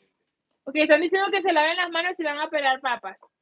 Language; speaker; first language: Spanish; native; Spanish